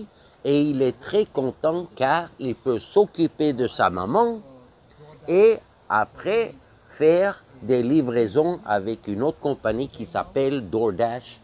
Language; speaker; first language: French; non-native, fluent; English